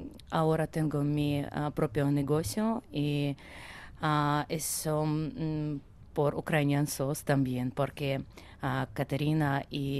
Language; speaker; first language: Spanish; non-native, learner; Ukrainian